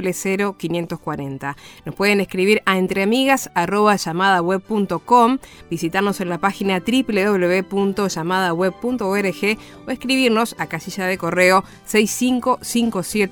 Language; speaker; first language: Spanish; native; Spanish